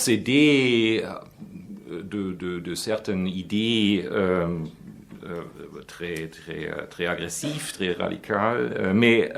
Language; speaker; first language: French; non-native, fluent; German